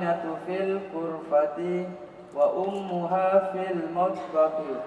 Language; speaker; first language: Arabic; non-native, learner; Indonesian